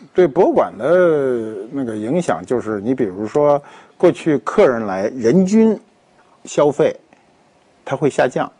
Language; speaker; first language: Chinese; native; Chinese